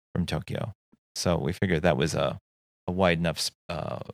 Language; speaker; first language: English; native; English